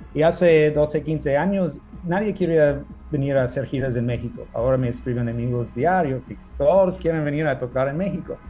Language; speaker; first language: Spanish; non-native, fluent; English